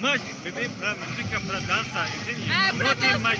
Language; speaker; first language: Portuguese; non-native, learner; Turkish